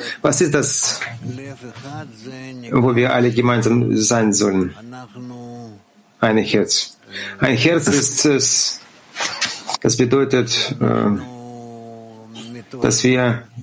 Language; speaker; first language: German; non-native, fluent; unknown